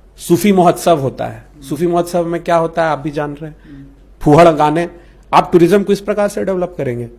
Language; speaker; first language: Hindi; native; Hindi